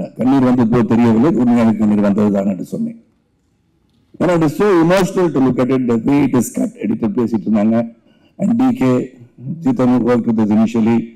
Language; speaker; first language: Tamil; native; Tamil